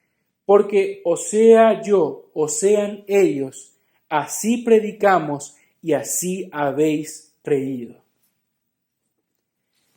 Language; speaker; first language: Spanish; native; Spanish